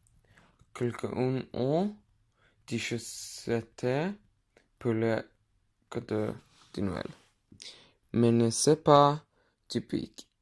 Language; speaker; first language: French; non-native, learner; Norwegian